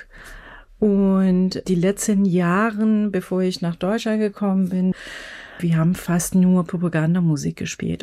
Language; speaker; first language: German; non-native, fluent; Persian